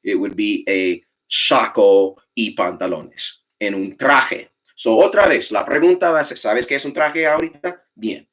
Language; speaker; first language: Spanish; non-native, fluent; English